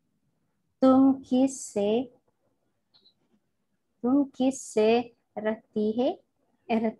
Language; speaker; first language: Hindi; non-native, learner; Indonesian